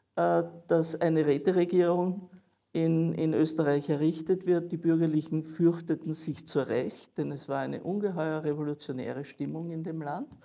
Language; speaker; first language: German; native; German